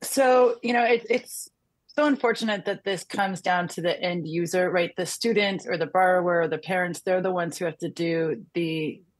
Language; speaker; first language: English; native; English